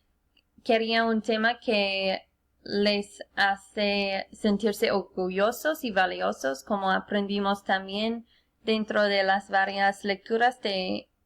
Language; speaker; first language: Spanish; non-native, fluent; English